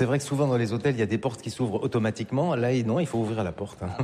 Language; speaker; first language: French; native; French